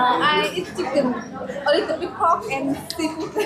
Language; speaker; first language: English; non-native, learner; Vietnamese